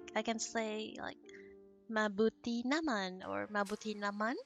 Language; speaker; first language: Filipino; non-native, learner; English